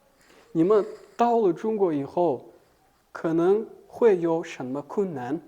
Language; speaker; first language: Chinese; non-native, fluent; Kyrgyz